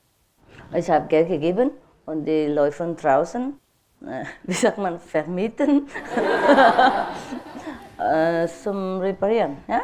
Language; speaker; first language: German; non-native, learner; Vietnamese